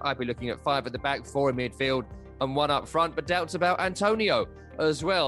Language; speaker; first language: English; native; English